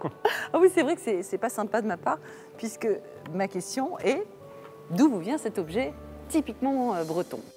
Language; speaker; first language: French; native; French